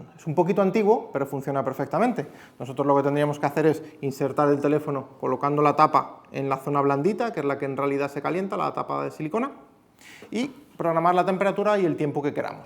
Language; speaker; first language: Spanish; native; Spanish